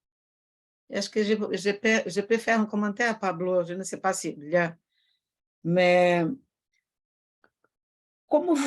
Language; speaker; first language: French; non-native, fluent; Portuguese